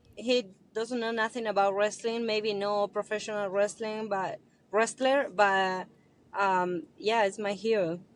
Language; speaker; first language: English; non-native, learner; Spanish